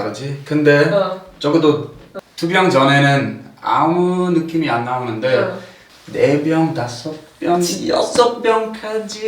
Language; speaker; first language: Korean; non-native, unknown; English